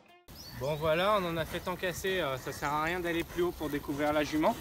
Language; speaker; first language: French; native; French